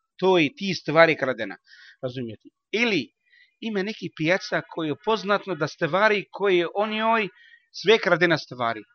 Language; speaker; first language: Croatian; non-native, learner; Arabic